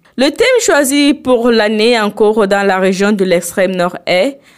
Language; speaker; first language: French; non-native, local second language; Fula